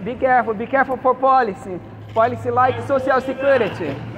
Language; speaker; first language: English; non-native, learner; Portuguese